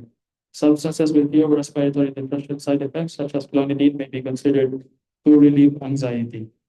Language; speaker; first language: English; non-native, local second language; Filipino